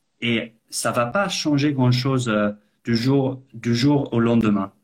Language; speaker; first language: French; non-native, fluent; English